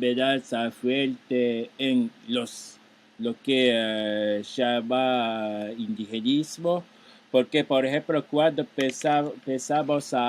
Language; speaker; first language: Spanish; non-native, fluent; Japanese